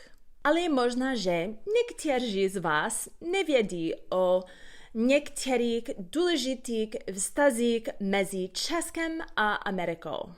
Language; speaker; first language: Czech; non-native, learner; English